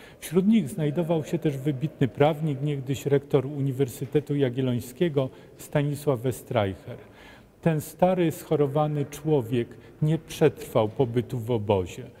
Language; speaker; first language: Polish; native; Polish